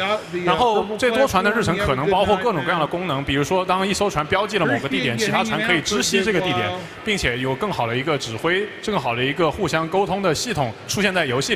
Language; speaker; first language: Chinese; native; Chinese